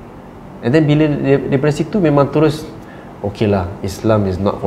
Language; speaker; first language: Malay; native; Malay